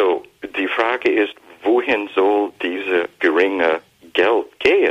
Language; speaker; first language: German; non-native, fluent; English